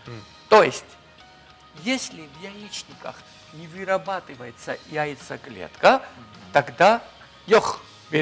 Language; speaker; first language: Russian; non-native, fluent; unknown